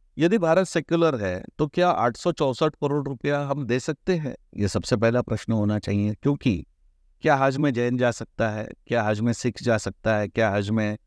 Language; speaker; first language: Hindi; non-native, local second language; Marathi